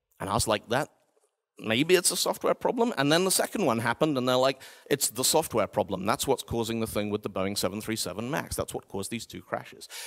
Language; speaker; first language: English; native; English